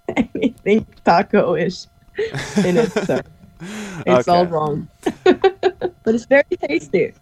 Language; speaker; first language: English; non-native, fluent; Norwegian